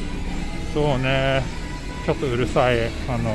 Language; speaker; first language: Japanese; non-native, fluent; Swedish